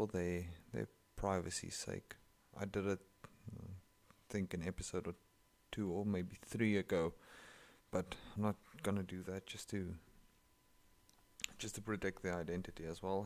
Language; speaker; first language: English; non-native, local second language; Afrikaans